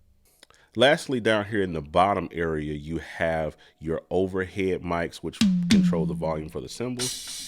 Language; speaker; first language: English; native; English